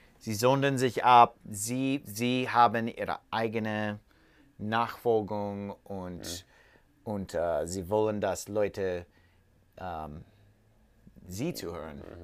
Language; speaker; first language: German; non-native, learner; English